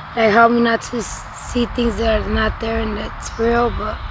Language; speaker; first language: English; non-native, fluent; Spanish